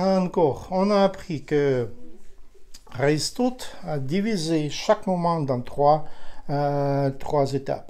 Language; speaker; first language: French; non-native, learner; Ukrainian